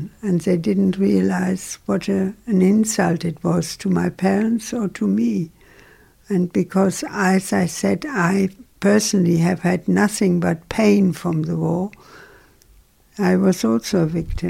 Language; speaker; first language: English; non-native, fluent; German